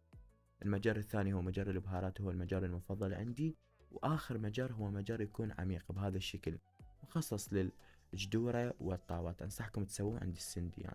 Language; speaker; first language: Arabic; native; Arabic